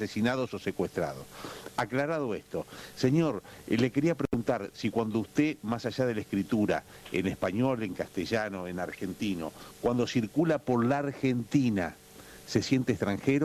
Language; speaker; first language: Spanish; native; Spanish